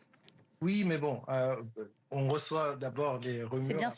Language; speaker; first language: French; non-native, fluent; Persian